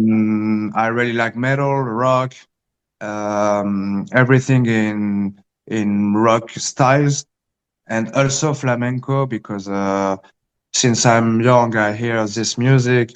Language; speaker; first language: English; early bilingual, heritage; Spanish